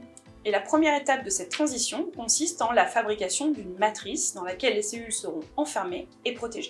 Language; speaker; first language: French; native; French